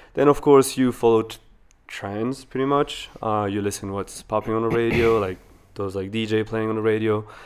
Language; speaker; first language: English; non-native, fluent; Spanish